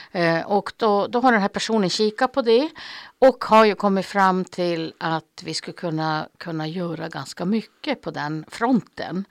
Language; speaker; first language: Swedish; native; Swedish